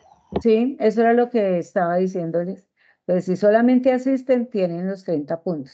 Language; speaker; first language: Spanish; native; Spanish